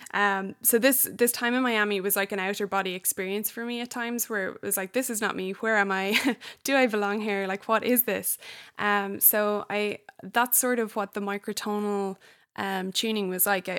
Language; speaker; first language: English; native; English